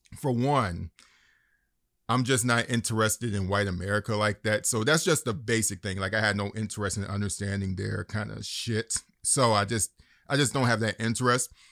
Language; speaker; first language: English; native; English